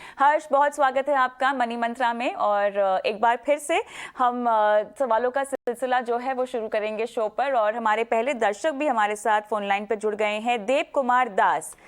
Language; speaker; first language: Hindi; native; Hindi